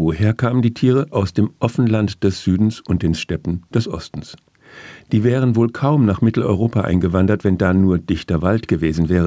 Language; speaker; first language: German; native; German